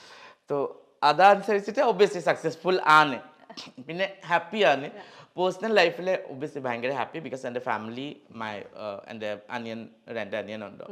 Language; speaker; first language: Malayalam; non-native, learner; Assamese